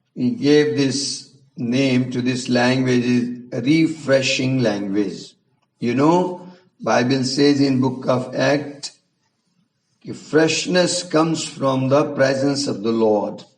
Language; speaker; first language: English; non-native, local second language; Hindi